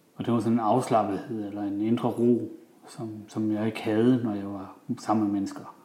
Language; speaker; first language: Danish; early bilingual, other home language; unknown